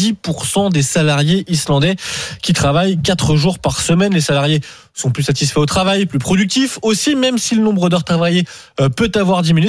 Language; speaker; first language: French; native; French